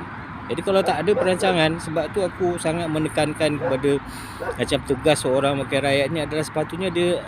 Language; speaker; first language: Malay; native; Malay